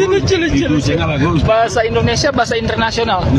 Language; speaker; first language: Indonesian; non-native, learner; English